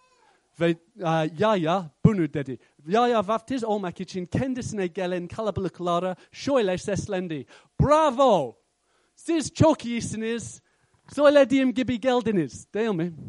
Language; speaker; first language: Turkish; non-native, fluent; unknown